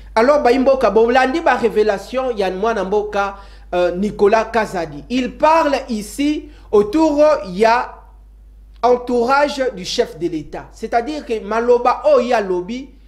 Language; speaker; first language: Lingala; native; Lingala